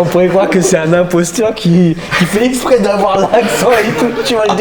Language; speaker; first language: French; native; French